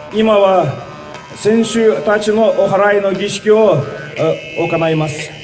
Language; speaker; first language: Japanese; non-native, fluent; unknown